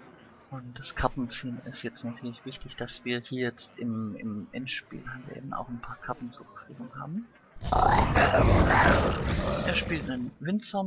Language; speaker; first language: German; native; German